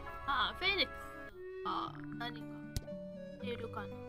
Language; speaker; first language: Japanese; non-native, learner; Chinese